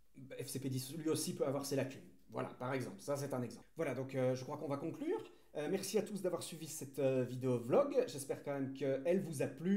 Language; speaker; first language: French; native; French